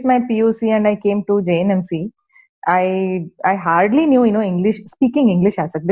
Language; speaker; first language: English; non-native, local second language; Kannada